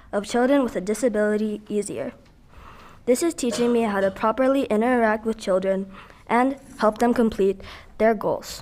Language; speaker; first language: English; early bilingual, other home language; Filipino